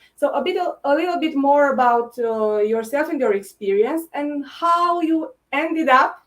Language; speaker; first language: English; non-native, fluent; Romanian